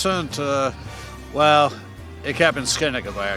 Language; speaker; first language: Dutch; non-native, learner; English